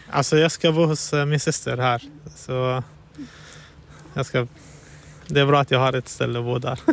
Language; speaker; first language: Swedish; non-native, fluent; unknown